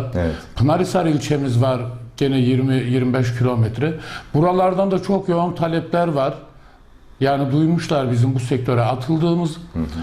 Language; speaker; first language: Turkish; native; Turkish